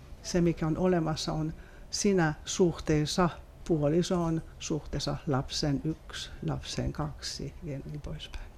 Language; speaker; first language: Finnish; non-native, fluent; French